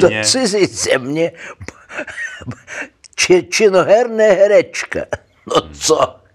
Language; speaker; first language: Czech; non-native, learner; Russian